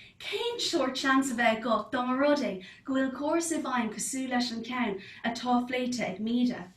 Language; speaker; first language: Irish; non-native, local second language; English